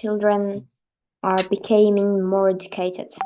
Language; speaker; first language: English; non-native, learner; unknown